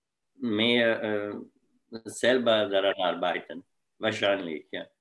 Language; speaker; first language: German; non-native, fluent; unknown